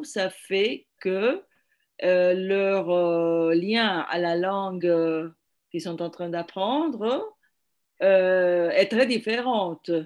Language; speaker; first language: French; non-native, fluent; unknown